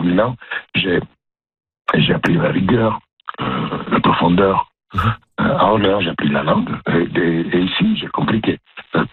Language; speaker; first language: French; non-native, fluent; Italian